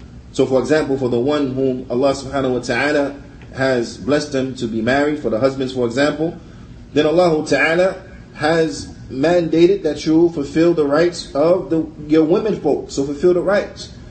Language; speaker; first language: English; native; English